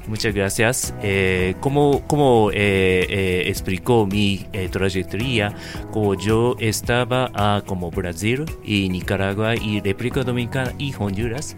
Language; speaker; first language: Spanish; non-native, learner; Japanese